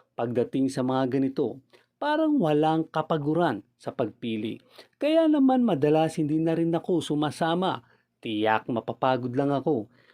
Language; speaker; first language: Filipino; native; Filipino